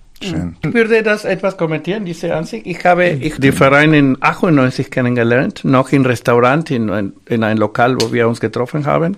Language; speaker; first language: German; non-native, fluent; Spanish